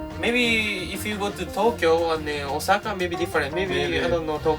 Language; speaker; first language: English; non-native, learner; Japanese